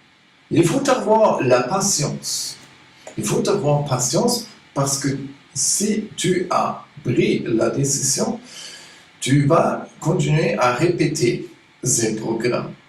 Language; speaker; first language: French; non-native, fluent; German